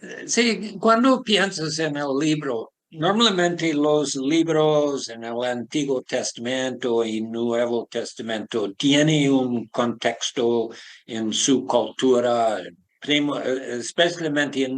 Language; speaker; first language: Spanish; non-native, learner; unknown